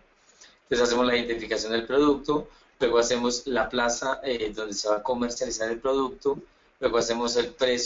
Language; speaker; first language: Spanish; native; Spanish